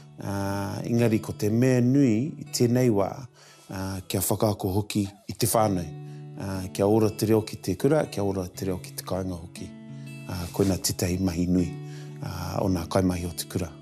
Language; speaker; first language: Māori; non-native, local second language; English